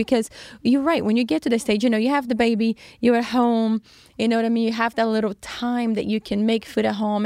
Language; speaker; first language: English; non-native, fluent; Portuguese